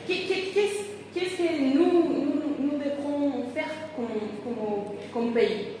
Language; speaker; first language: French; non-native, fluent; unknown